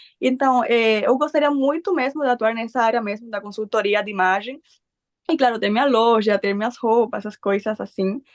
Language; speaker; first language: Portuguese; non-native, fluent; Spanish